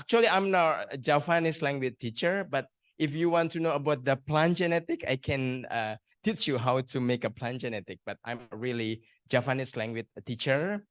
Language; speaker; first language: English; non-native, learner; Indonesian